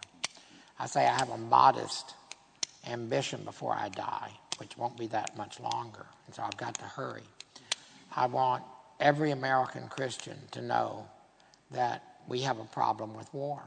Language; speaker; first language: English; native; English